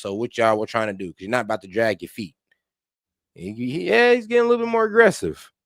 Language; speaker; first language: English; native; English